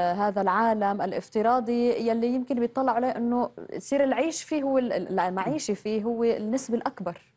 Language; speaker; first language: Arabic; native; Arabic